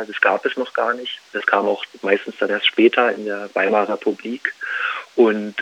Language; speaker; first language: German; native; German